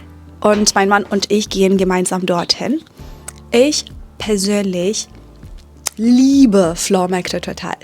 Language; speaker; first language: German; non-native, fluent; Persian